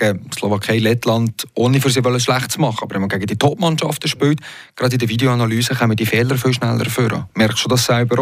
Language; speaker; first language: German; native; German